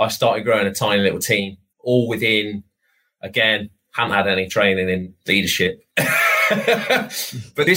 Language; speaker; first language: English; native; English